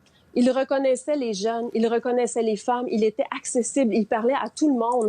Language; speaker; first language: French; native; French